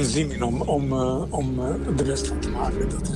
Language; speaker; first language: Dutch; non-native, fluent; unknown